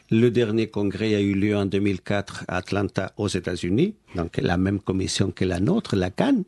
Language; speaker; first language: French; non-native, fluent; Spanish